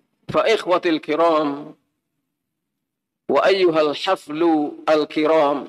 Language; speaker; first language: Arabic; non-native, fluent; Indonesian